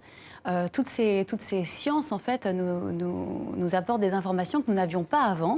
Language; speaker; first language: French; native; French